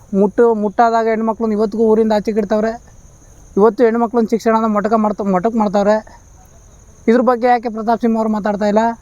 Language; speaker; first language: Kannada; native; Kannada